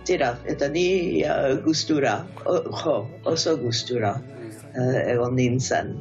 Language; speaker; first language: Basque; non-native, fluent; English